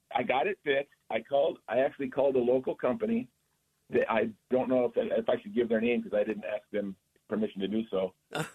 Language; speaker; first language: English; native; English